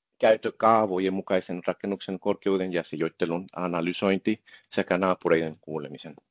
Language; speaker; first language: Finnish; non-native, fluent; Spanish